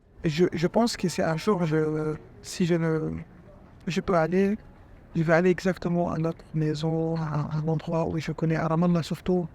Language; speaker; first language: French; non-native, fluent; Arabic